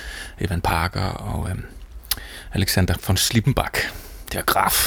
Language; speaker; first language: Danish; native; Danish